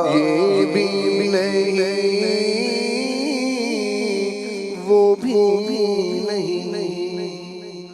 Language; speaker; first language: Urdu; native; Urdu